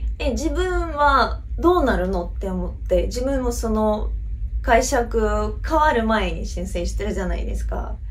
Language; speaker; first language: Japanese; non-native, fluent; Russian